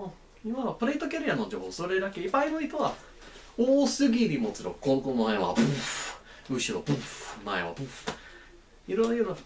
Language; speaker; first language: Japanese; non-native, learner; English